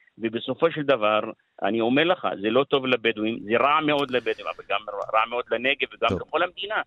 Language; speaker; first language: Hebrew; non-native, local second language; Arabic